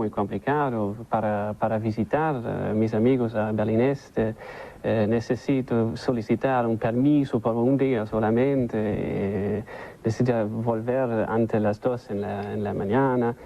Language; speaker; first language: Spanish; non-native, learner; German